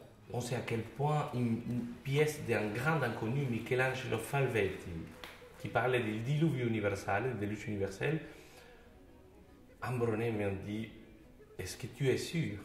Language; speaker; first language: French; non-native, fluent; Spanish